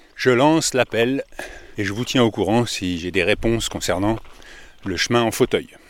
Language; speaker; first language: French; native; French